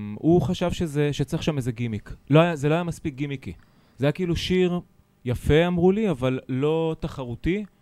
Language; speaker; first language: Hebrew; early bilingual, other home language; Italian